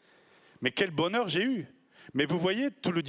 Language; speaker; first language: French; native; French